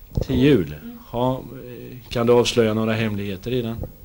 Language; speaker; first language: Swedish; native; Swedish